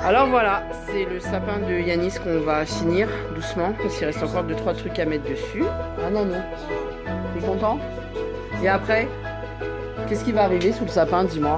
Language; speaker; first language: French; native; French